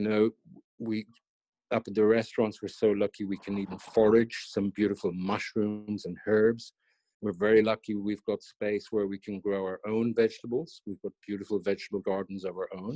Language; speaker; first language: English; native; English